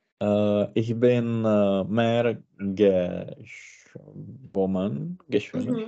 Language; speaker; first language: German; non-native, learner; Czech